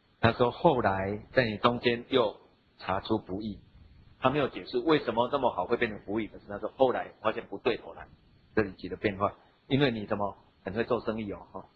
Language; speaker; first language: Chinese; native; Chinese